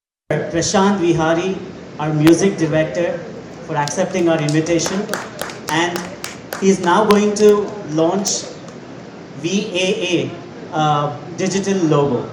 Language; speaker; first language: English; non-native, local second language; Telugu